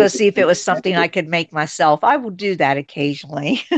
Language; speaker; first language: English; native; English